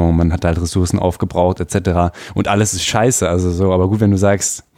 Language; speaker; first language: German; native; German